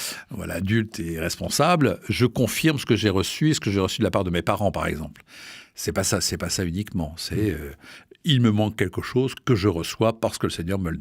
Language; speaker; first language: French; native; French